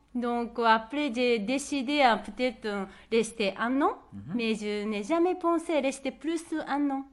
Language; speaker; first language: French; non-native, fluent; Japanese